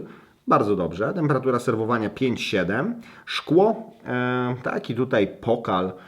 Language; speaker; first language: Polish; native; Polish